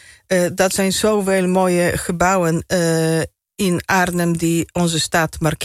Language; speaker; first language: Dutch; non-native, fluent; Polish